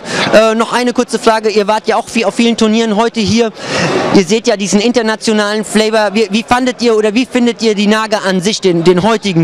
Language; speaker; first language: German; native; German